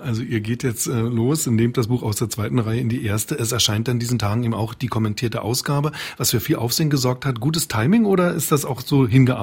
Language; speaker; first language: German; native; German